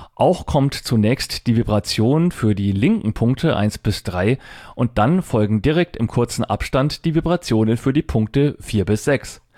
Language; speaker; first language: German; native; German